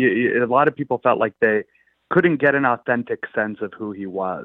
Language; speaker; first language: English; native; English